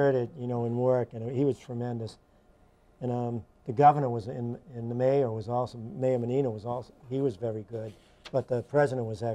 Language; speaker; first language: English; native; English